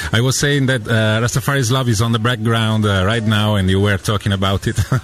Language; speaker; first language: English; non-native, fluent; Italian